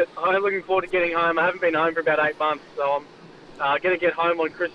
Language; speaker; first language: English; native; English